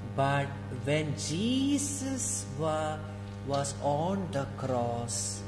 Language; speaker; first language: English; non-native, local second language; Malayalam